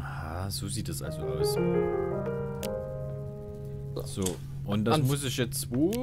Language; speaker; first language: German; native; German